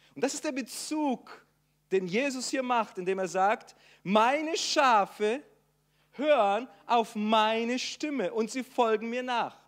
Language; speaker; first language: German; non-native, fluent; Portuguese